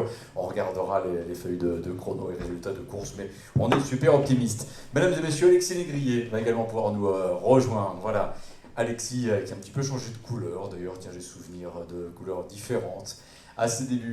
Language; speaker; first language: French; native; French